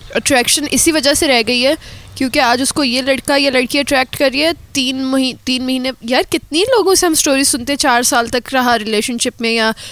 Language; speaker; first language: Urdu; native; Urdu